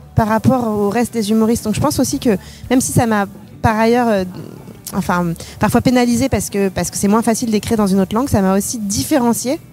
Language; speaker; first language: French; native; French